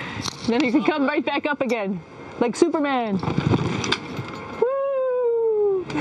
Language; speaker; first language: English; native; English